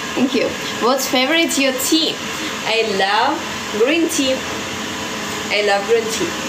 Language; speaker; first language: English; non-native, learner; Russian